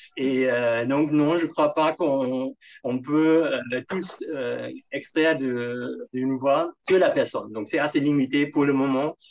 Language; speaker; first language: French; non-native, fluent; German